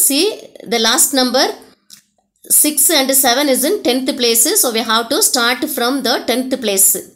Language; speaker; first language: English; non-native, local second language; Tamil